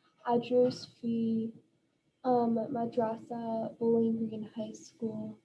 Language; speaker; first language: Arabic; non-native, learner; English